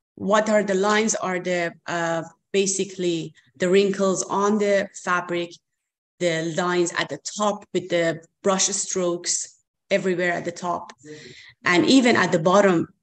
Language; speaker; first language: English; non-native, fluent; Persian